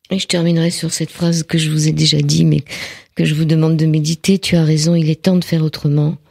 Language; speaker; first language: French; native; French